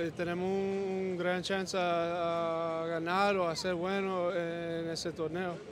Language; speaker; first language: Spanish; early bilingual, heritage; Spanish